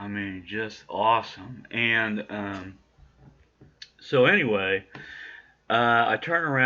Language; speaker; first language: English; native; English